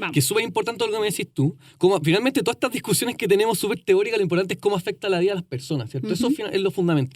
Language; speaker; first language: Spanish; native; Spanish